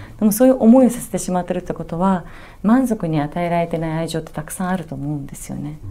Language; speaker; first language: Japanese; early bilingual, other home language; Persian